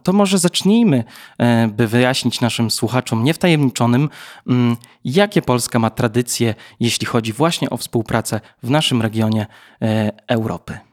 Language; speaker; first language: Polish; native; Polish